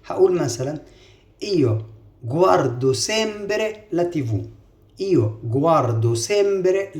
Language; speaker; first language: Italian; non-native, fluent; Arabic